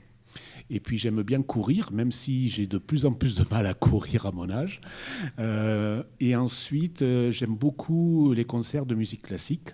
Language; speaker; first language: French; native; French